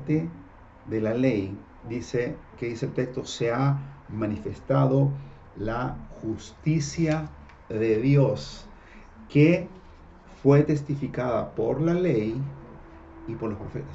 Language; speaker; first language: Spanish; native; Spanish